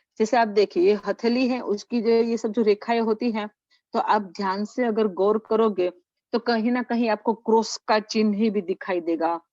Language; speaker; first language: Hindi; non-native, local second language; Gujarati